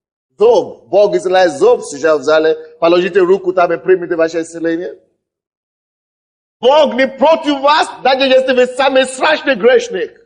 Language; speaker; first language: Russian; non-native, fluent; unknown